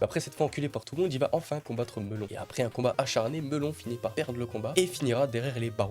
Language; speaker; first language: French; native; French